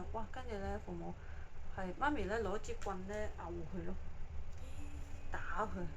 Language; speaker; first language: Cantonese; native; Cantonese